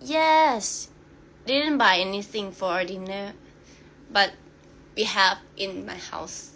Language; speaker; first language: English; non-native, learner; Thai